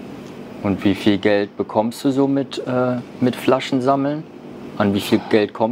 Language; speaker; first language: German; native; German